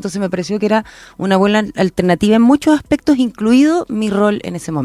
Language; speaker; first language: Spanish; native; Spanish